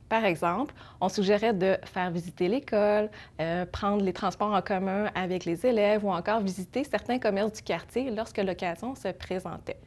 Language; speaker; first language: French; early bilingual, other home language; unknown